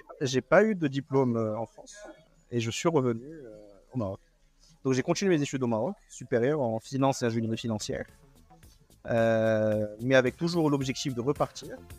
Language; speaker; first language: French; non-native, local second language; Arabic